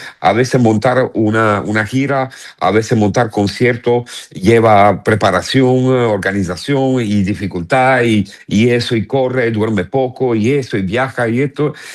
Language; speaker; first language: Spanish; non-native, fluent; Italian